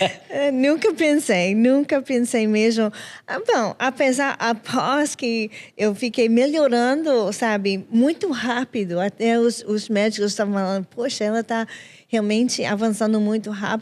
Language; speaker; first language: Portuguese; non-native, fluent; English